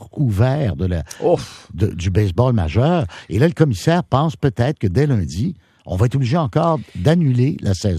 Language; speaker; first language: French; native; French